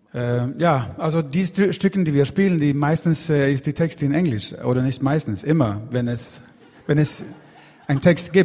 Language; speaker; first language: German; non-native, fluent; Swedish